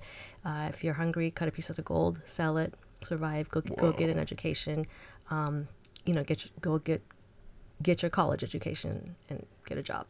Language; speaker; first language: English; early bilingual, other home language; Chinese